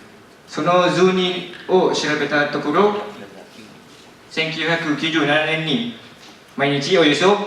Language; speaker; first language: Japanese; non-native, learner; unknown